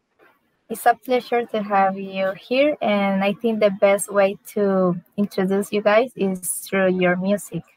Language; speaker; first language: English; non-native, learner; Spanish